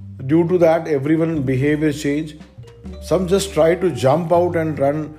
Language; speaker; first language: English; non-native, local second language; Malayalam